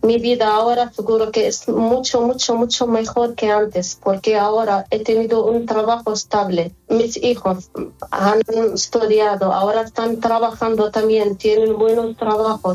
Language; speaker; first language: Spanish; non-native, learner; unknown